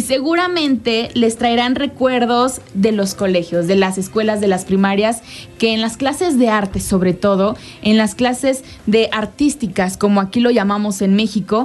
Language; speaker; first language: Spanish; native; Spanish